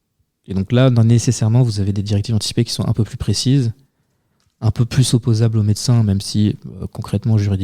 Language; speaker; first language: French; native; French